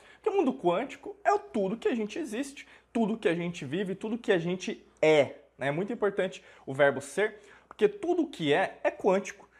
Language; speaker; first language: Portuguese; native; Portuguese